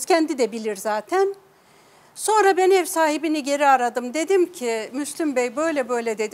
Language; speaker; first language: Turkish; native; Turkish